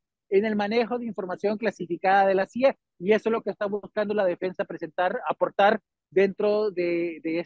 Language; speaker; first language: Spanish; native; Spanish